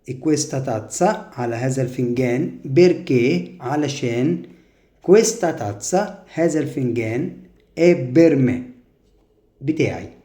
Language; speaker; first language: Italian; non-native, fluent; Arabic